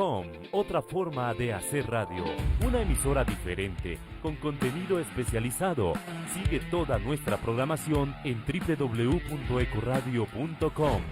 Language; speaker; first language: Spanish; native; Spanish